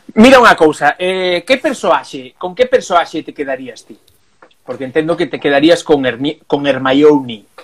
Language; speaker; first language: Galician; non-native, local second language; Spanish